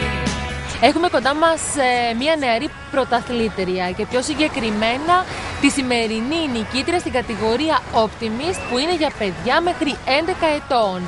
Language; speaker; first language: Greek; native; Greek